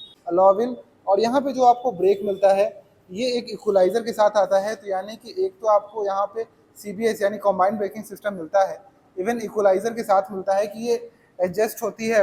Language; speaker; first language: Hindi; native; Hindi